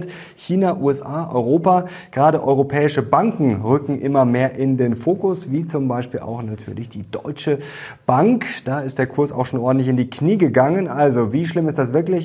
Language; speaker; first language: German; native; German